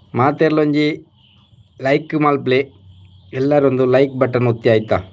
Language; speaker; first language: Kannada; non-native, local second language; Tulu